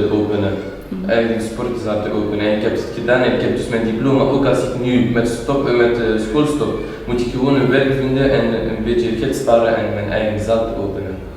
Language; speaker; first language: Dutch; non-native, local second language; French